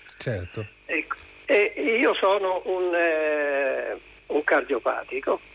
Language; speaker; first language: Italian; native; Italian